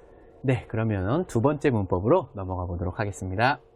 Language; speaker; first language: Korean; native; Korean